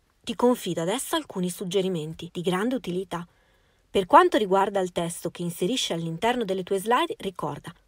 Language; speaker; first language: Italian; native; Italian